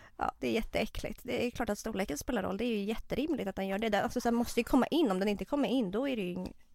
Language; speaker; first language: Swedish; early bilingual, other home language; Serbian